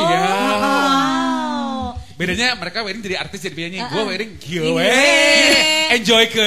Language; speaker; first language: Indonesian; native; Indonesian